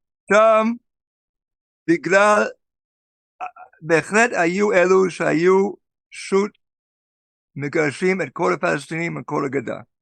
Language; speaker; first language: Hebrew; non-native, fluent; English